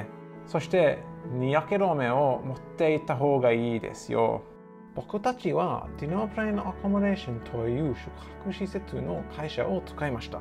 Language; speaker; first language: Japanese; non-native, learner; English